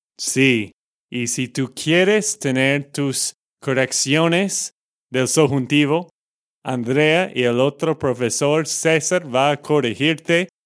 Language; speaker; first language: Spanish; non-native, fluent; English